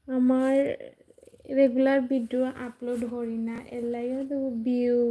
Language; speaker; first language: Bangla; native; Bangla